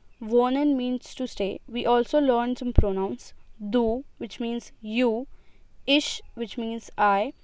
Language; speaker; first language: English; non-native, local second language; Marathi